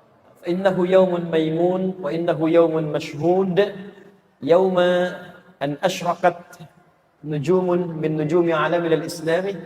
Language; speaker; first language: Arabic; non-native, fluent; Indonesian